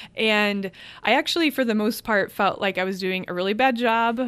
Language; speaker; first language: English; early bilingual, other home language; Hungarian